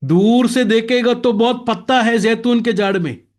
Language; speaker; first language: Hindi; non-native, local second language; Malayalam